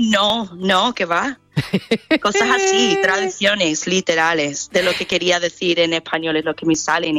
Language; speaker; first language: Spanish; non-native, fluent; English